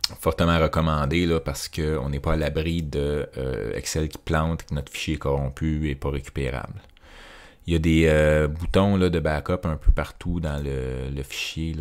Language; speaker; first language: French; native; French